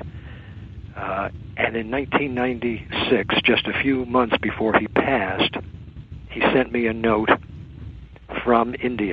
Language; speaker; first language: English; native; English